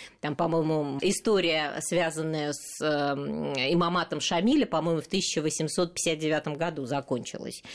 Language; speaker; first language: Russian; native; Russian